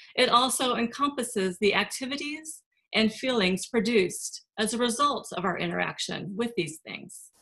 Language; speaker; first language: English; native; English